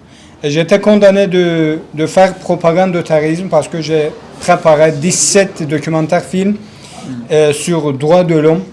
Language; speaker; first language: French; non-native, learner; Kurdish